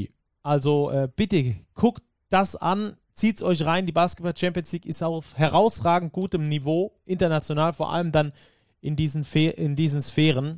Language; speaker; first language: German; native; German